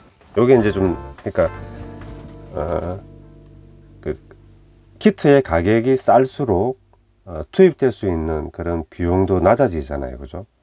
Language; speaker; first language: Korean; native; Korean